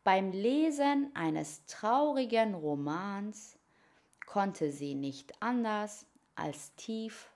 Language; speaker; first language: German; non-native, fluent; Persian